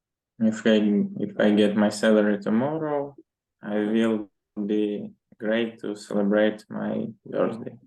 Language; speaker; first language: English; non-native, learner; Russian